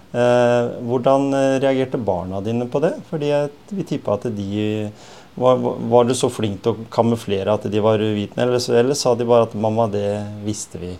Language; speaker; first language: Norwegian; native; Norwegian